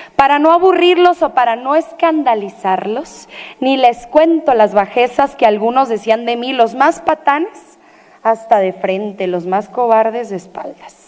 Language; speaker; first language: Spanish; native; Spanish